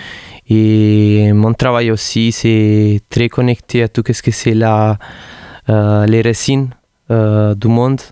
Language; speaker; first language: French; non-native, fluent; Italian